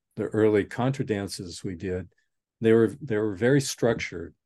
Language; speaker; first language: English; native; English